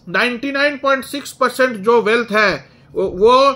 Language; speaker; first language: Hindi; non-native, local second language; Bangla